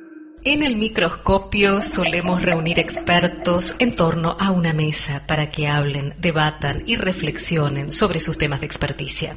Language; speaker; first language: Spanish; native; Spanish